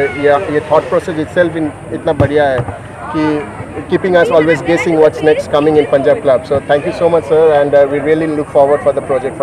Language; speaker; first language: Hindi; non-native, local second language; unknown